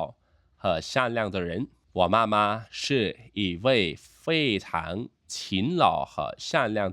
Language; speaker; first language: Chinese; non-native, fluent; Khmer